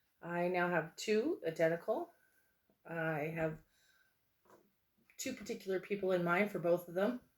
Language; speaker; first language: English; native; English